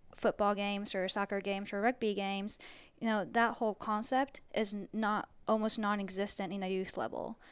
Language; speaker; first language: English; early bilingual, other home language; Japanese